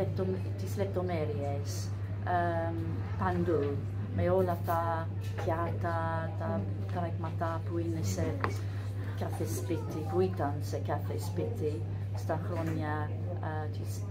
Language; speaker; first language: Greek; non-native, learner; English